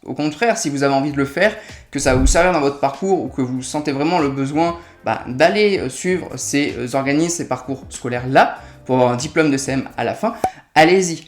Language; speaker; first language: French; native; French